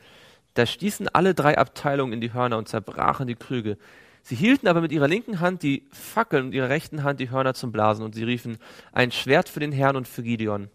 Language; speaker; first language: German; native; German